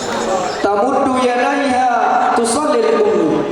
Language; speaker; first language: Arabic; non-native, learner; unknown